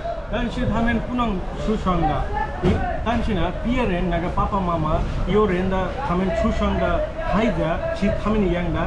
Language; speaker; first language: Chinese; non-native, learner; Bangla